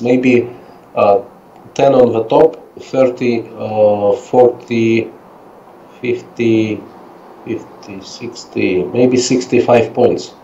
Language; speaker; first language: English; non-native, fluent; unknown